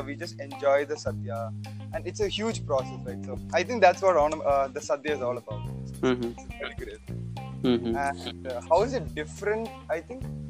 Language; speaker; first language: English; non-native, local second language; Malayalam